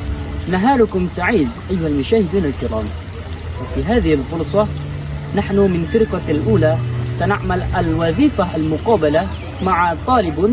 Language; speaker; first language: Arabic; non-native, learner; Indonesian